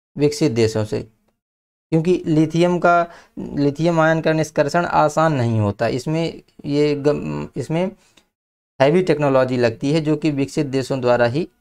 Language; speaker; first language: Hindi; native; Hindi